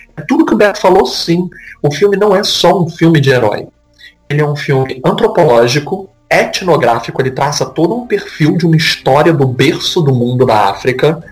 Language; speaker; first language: Portuguese; native; Portuguese